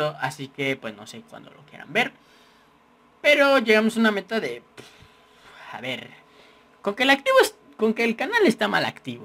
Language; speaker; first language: Spanish; native; Spanish